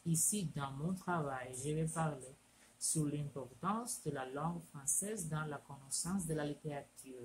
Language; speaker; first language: French; non-native, learner; Spanish